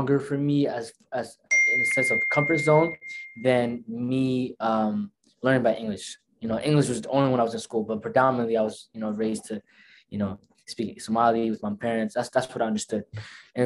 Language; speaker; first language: English; early bilingual, other home language; Somali